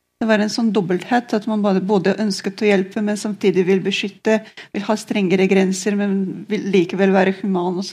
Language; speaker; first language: Norwegian; non-native, fluent; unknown